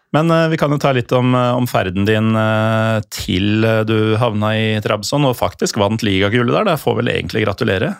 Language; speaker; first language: Norwegian; native; Norwegian